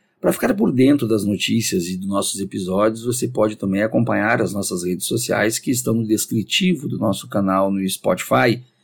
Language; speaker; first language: Portuguese; native; Portuguese